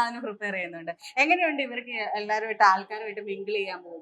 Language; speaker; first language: Malayalam; native; Malayalam